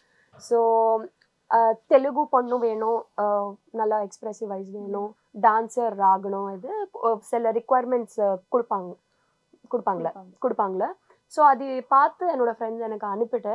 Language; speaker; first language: Tamil; non-native, learner; Telugu